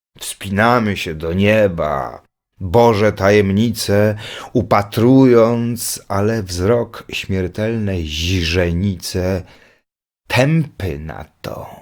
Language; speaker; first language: Polish; native; Polish